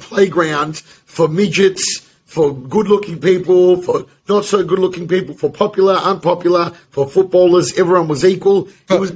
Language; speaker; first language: English; native; English